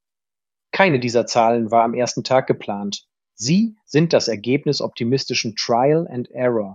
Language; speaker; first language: German; native; German